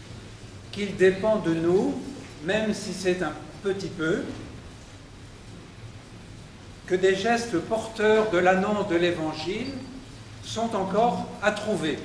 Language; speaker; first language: French; native; French